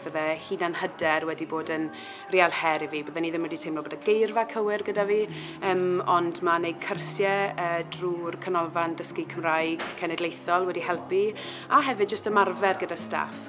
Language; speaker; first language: Welsh; non-native, local second language; English